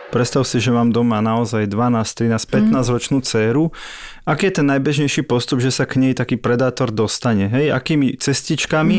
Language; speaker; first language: Slovak; native; Slovak